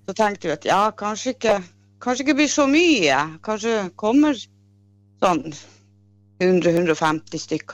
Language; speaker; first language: Norwegian; native; Norwegian